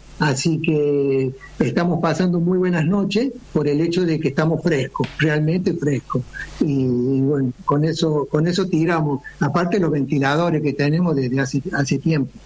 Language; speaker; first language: Spanish; native; Spanish